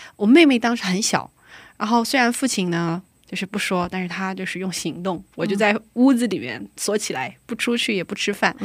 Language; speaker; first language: Chinese; native; Chinese